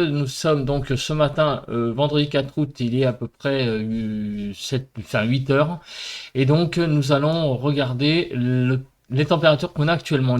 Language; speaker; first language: French; native; French